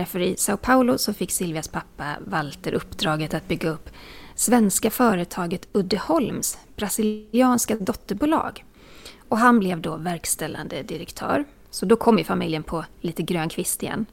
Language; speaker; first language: Swedish; native; Swedish